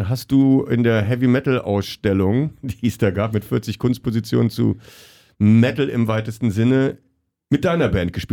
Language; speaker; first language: German; native; German